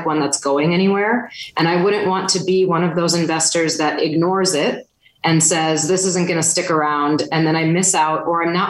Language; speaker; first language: English; native; English